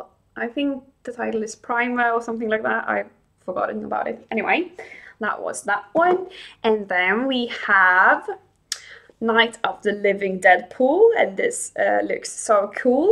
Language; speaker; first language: English; non-native, fluent; Swedish